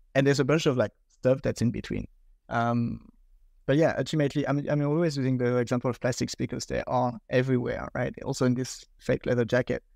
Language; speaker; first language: English; non-native, fluent; French